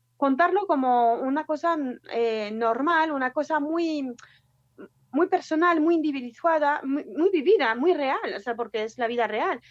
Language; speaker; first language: Spanish; non-native, fluent; French